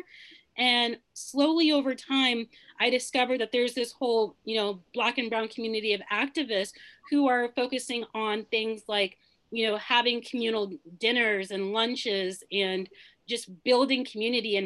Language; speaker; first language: English; early bilingual, other home language; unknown